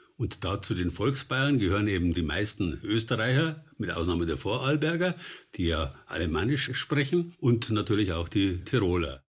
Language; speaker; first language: German; native; German